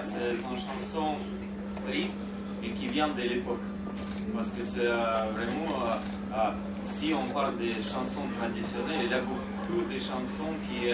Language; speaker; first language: French; non-native, fluent; Russian